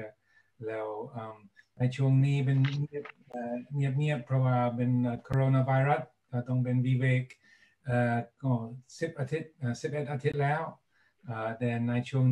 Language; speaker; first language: Thai; non-native, learner; English